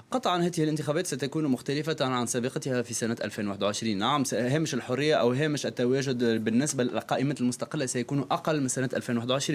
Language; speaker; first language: Arabic; native; Arabic